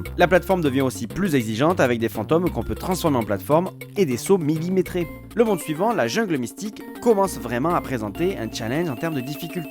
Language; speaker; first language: French; native; French